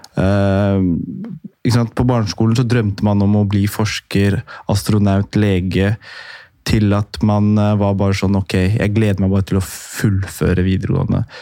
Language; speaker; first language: Norwegian; early bilingual, other home language; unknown